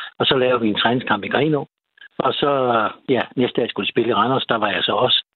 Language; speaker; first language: Danish; native; Danish